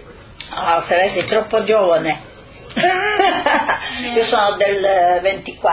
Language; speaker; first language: Italian; non-native, local second language; Slovenian